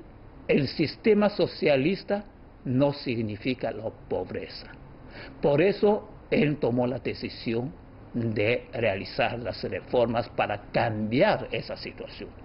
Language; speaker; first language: Spanish; non-native, fluent; Chinese